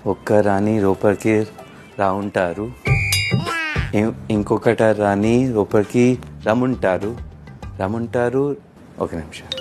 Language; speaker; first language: Telugu; non-native, learner; Hindi